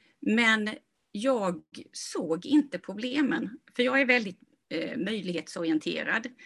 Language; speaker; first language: Swedish; native; Swedish